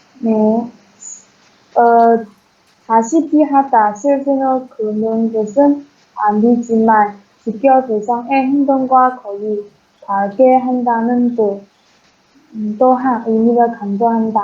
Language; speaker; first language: Korean; non-native, learner; Chinese